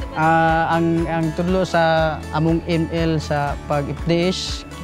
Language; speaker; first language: Cebuano; non-native, local second language; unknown